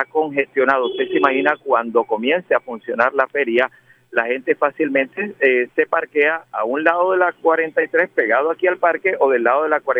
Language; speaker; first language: Spanish; native; Spanish